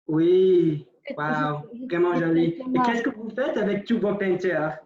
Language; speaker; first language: French; non-native, local second language; English